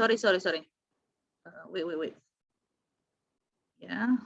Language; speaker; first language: English; non-native, fluent; Indonesian